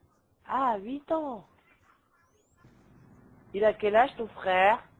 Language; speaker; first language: French; native; French